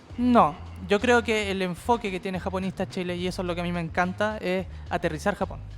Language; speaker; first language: Spanish; native; Spanish